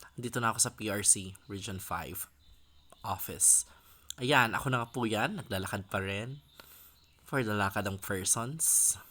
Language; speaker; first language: Filipino; non-native, local second language; Bikol